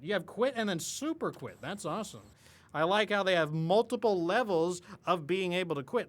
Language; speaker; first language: English; native; English